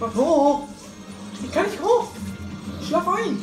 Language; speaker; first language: German; early bilingual, other home language; Vietnamese